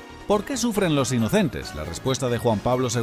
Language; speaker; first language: Spanish; native; Spanish